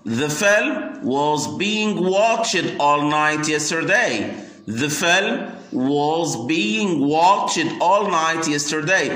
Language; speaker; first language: English; non-native, fluent; Arabic